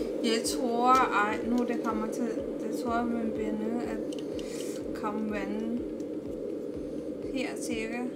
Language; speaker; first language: Danish; non-native, learner; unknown